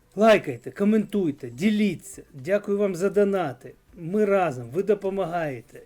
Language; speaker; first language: Ukrainian; native; Ukrainian